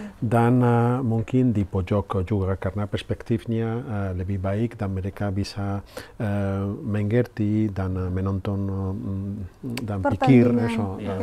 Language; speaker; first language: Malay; non-native, learner; Spanish